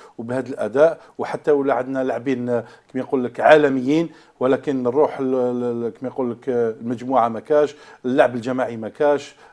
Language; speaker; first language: Arabic; native; Arabic